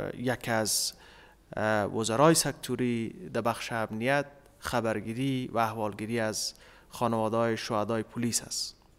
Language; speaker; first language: Persian; native; Persian